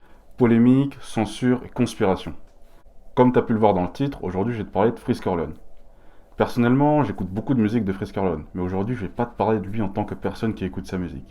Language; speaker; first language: French; native; French